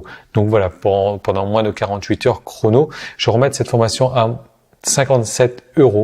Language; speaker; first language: French; native; French